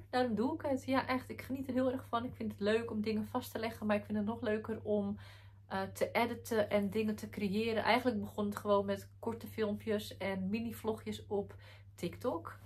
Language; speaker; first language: Dutch; early bilingual, other home language; Arabic